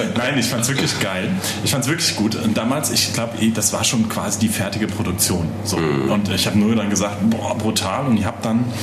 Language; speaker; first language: German; native; German